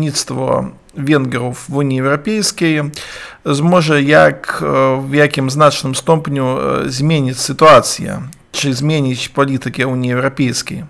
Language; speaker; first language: Polish; non-native, learner; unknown